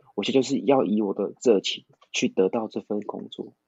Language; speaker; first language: Chinese; non-native, local second language; Min Nan Chinese